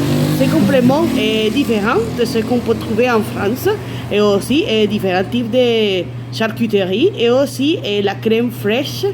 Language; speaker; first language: French; non-native, fluent; Spanish